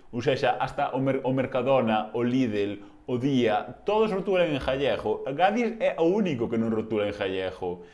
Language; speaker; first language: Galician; native; Galician